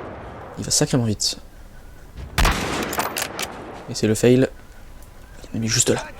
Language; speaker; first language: French; native; French